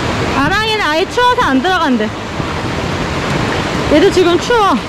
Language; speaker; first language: Korean; native; Korean